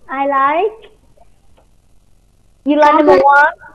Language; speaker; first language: English; non-native, fluent; Vietnamese